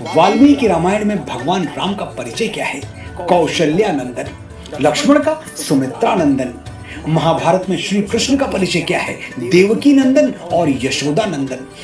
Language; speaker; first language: Hindi; native; Hindi